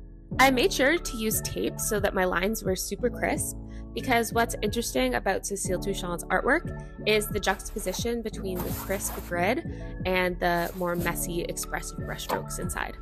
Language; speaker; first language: English; native; English